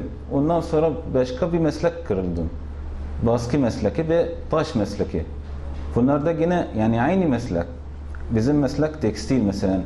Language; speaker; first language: Turkish; non-native, fluent; Arabic